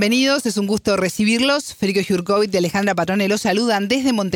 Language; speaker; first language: Spanish; native; Spanish